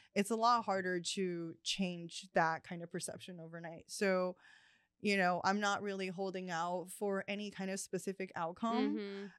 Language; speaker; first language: English; early bilingual, other home language; Chinese